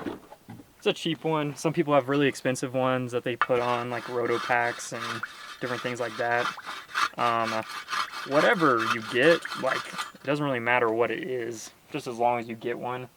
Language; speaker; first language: English; native; English